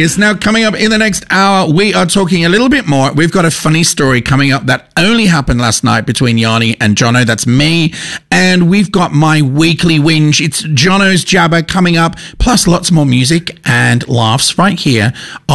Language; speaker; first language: English; native; English